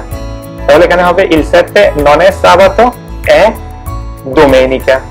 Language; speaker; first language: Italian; non-native, fluent; Bangla